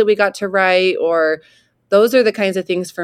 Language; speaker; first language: English; native; English